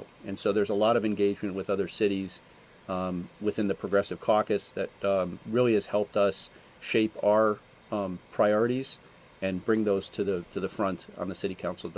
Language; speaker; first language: English; native; English